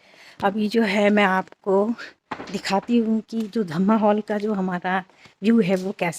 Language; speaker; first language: Hindi; native; Hindi